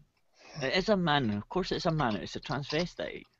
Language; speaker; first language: English; native; English